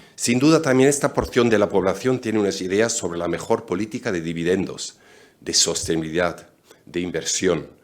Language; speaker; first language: Spanish; non-native, fluent; German